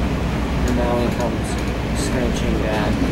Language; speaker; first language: English; native; English